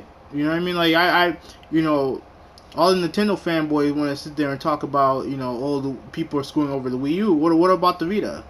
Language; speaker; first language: English; native; English